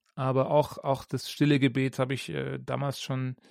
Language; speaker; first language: German; native; German